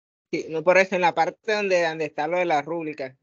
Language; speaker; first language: Spanish; native; Spanish